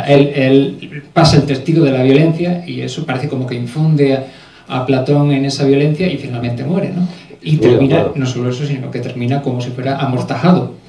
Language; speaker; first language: Spanish; native; Spanish